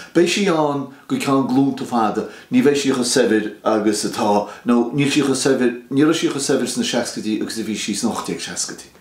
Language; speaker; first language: Irish; native; Irish